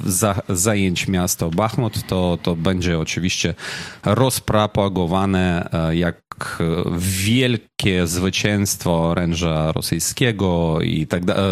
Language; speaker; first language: Polish; non-native, fluent; Ukrainian